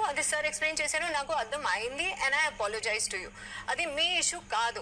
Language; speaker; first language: Telugu; non-native, learner; Hindi